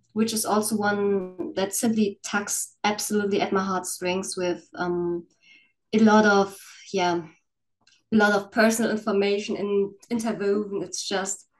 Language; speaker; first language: English; non-native, fluent; German